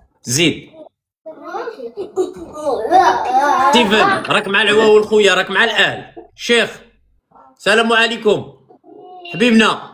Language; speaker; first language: Arabic; native; Arabic